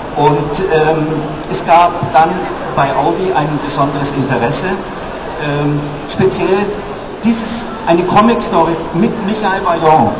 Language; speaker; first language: German; native; German